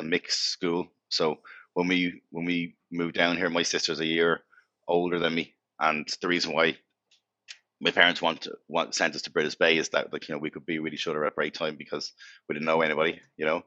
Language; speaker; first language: English; native; English